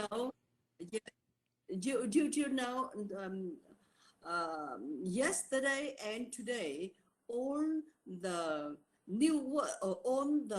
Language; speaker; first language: English; non-native, learner; Vietnamese